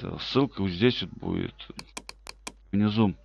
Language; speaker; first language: Russian; native; Russian